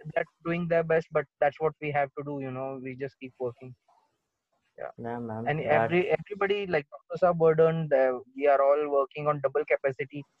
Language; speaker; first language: English; non-native, local second language; Marathi